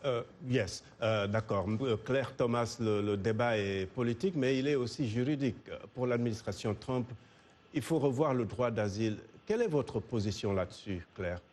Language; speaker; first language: French; native; French